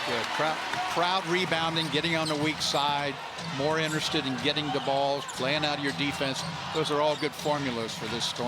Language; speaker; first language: English; native; English